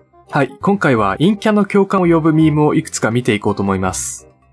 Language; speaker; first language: Japanese; native; Japanese